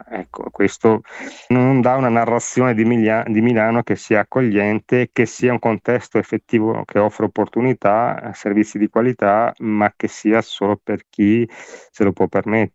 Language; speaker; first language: Italian; native; Italian